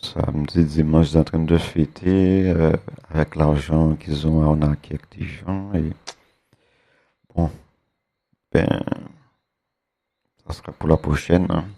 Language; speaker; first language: French; native; French